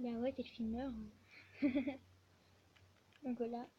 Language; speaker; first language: French; native; French